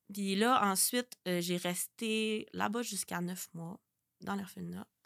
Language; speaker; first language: French; native; French